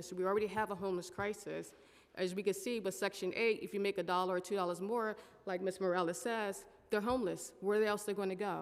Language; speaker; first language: English; native; English